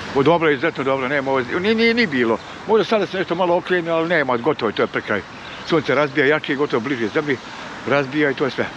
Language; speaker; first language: Bosnian; native; Bosnian